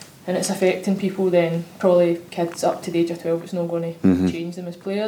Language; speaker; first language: English; native; English